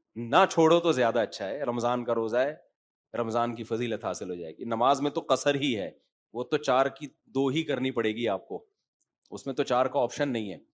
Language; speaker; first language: Urdu; native; Urdu